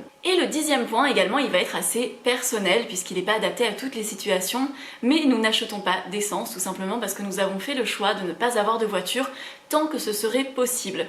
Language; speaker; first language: French; native; French